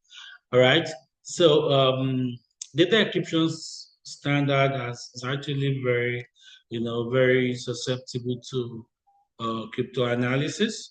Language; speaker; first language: English; non-native, local second language; Yoruba